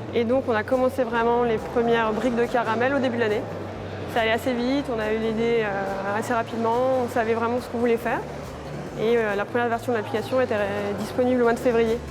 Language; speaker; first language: French; native; French